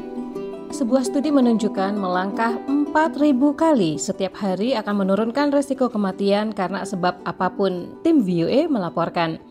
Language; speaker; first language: Indonesian; native; Indonesian